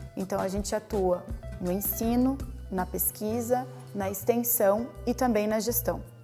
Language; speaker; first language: Portuguese; native; Portuguese